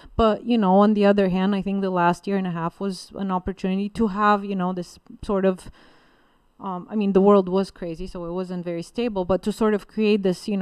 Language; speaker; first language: English; non-native, fluent; Bulgarian